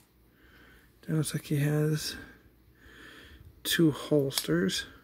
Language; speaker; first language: English; native; English